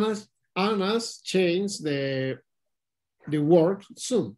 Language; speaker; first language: English; non-native, learner; Spanish